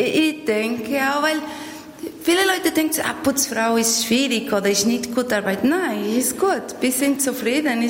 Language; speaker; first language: German; non-native, learner; Portuguese